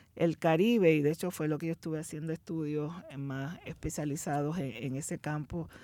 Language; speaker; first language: Spanish; native; Spanish